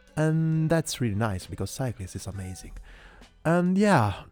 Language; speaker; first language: English; non-native, fluent; Italian